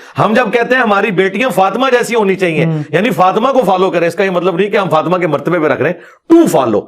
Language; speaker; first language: Urdu; non-native, local second language; Punjabi